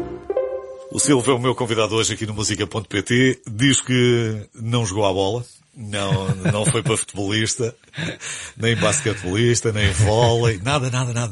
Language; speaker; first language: Portuguese; native; Portuguese